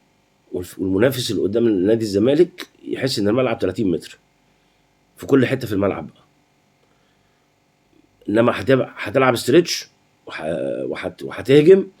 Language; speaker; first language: Arabic; native; Arabic